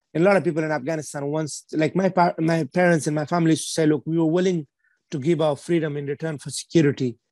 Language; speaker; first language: English; non-native, fluent; Persian